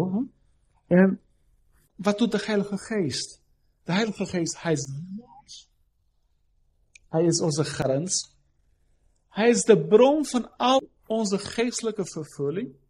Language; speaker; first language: Dutch; non-native, fluent; Portuguese